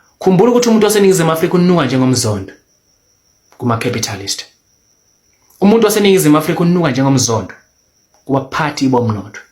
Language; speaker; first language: Zulu; native; Zulu